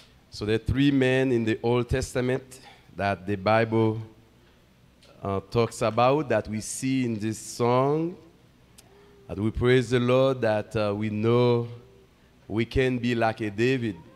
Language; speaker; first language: English; non-native, fluent; Haitian Creole